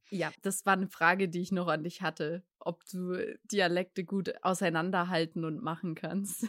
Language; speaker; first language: German; native; German